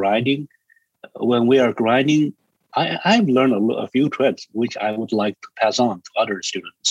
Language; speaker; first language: English; non-native, fluent; Chinese